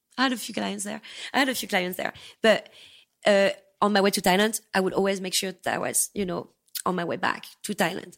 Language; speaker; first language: English; non-native, fluent; French